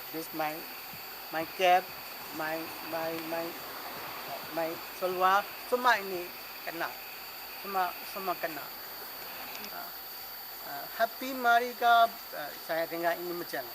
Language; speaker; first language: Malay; non-native, learner; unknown